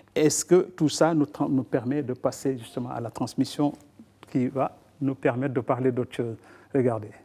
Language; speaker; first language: French; non-native, local second language; Wolof